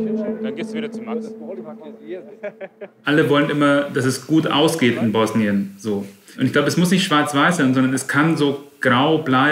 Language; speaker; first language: German; native; German